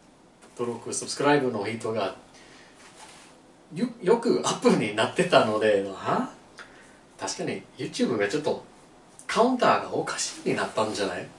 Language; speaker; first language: Japanese; non-native, learner; English